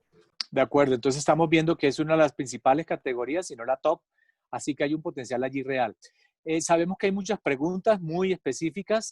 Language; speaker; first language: Spanish; native; Spanish